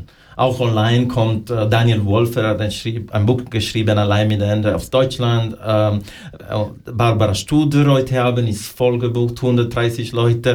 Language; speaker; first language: German; non-native, learner; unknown